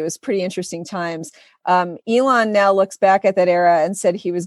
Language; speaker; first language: English; native; English